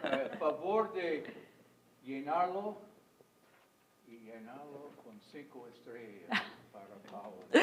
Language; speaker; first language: Spanish; non-native, fluent; English